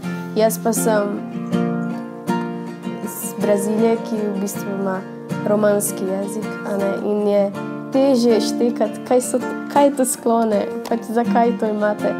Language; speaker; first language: Slovenian; early bilingual, other home language; Portuguese